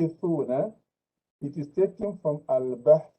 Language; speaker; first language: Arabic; non-native, fluent; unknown